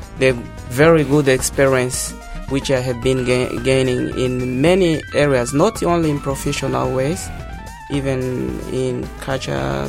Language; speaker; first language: English; non-native, local second language; Portuguese